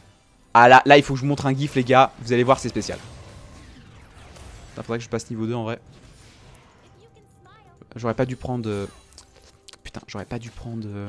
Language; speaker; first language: French; native; French